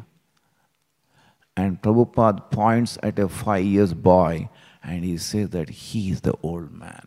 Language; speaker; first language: English; non-native, local second language; Telugu